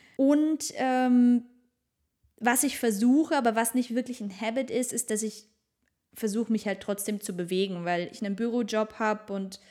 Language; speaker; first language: German; native; German